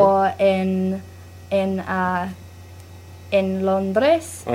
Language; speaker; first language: Spanish; non-native, learner; English